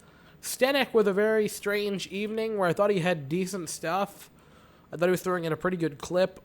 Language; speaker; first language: English; native; English